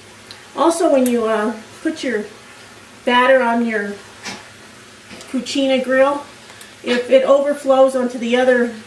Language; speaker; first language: English; native; English